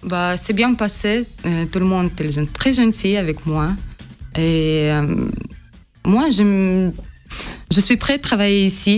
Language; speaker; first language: French; non-native, learner; Russian